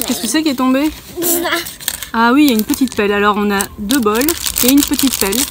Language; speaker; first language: French; native; French